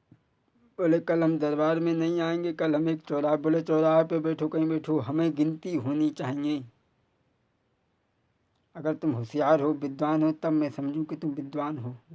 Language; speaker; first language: Hindi; native; Hindi